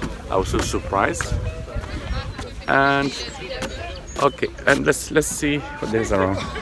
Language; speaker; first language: English; non-native, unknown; Arabic